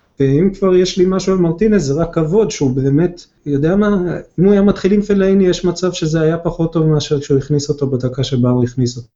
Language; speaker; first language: Hebrew; native; Hebrew